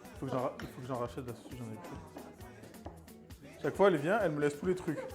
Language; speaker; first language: French; native; French